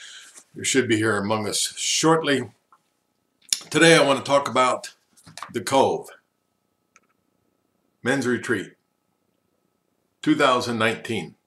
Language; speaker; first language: English; native; English